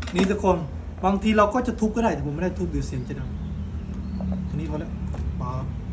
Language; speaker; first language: Thai; non-native, local second language; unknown